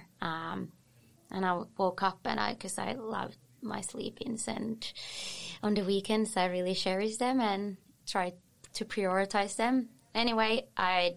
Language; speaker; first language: English; non-native, fluent; Finnish